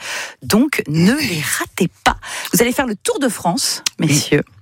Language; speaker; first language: French; native; French